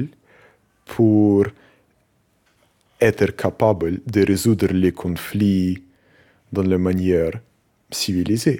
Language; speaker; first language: French; non-native, fluent; Russian